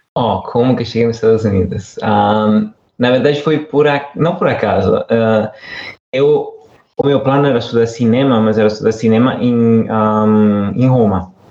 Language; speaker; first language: Portuguese; non-native, fluent; Italian